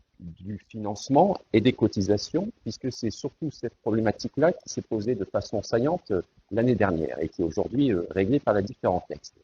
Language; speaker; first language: French; native; French